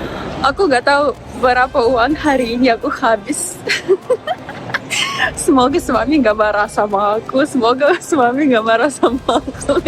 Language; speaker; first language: Indonesian; non-native, learner; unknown